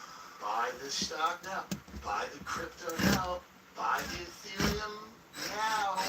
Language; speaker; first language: English; native; English